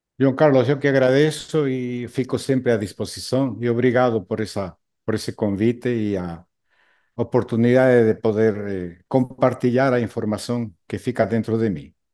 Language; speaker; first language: Portuguese; non-native, fluent; Spanish